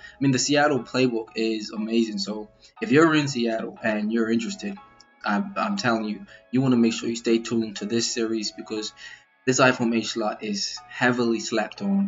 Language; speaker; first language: English; native; English